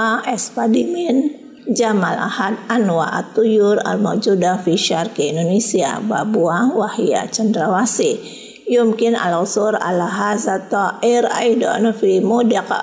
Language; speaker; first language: Arabic; non-native, fluent; Indonesian